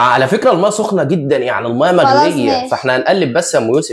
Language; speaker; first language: Arabic; native; Arabic